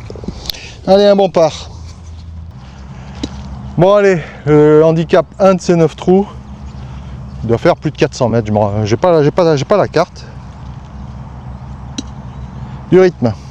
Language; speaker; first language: French; native; French